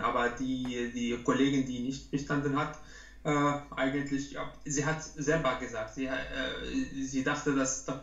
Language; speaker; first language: German; non-native, learner; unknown